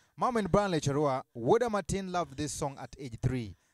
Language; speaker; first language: English; non-native, local second language; Luo (Kenya and Tanzania)